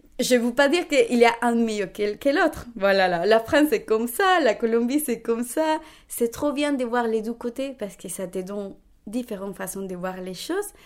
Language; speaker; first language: French; non-native, fluent; Spanish